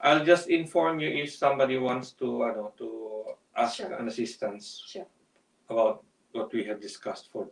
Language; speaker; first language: English; non-native, local second language; Filipino